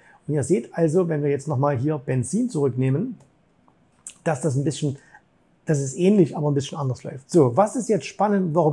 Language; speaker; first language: German; native; German